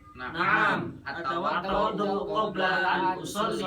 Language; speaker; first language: Arabic; non-native, learner; Indonesian